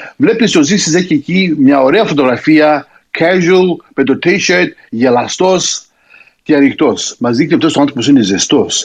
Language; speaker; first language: Greek; early bilingual, heritage; Greek